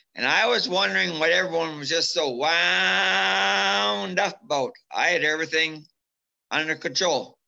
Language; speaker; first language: English; native; English